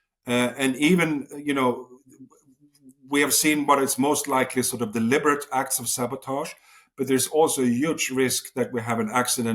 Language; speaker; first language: English; non-native, fluent; Swedish